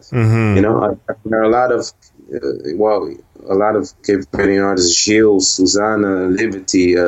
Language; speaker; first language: English; early bilingual, heritage; Dutch